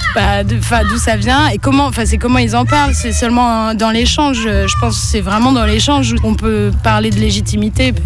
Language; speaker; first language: French; native; French